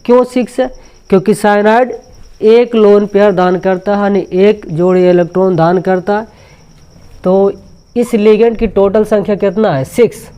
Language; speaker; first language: Hindi; native; Hindi